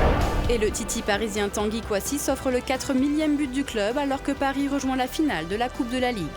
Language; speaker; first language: French; native; French